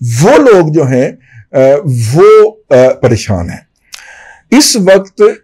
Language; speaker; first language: Urdu; native; Urdu